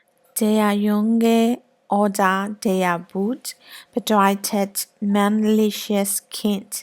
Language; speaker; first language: German; non-native, learner; Burmese